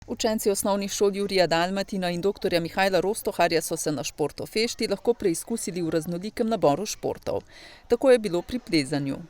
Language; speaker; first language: Slovenian; native; Slovenian